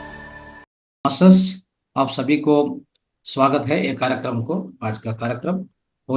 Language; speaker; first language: Hindi; non-native, local second language; Kannada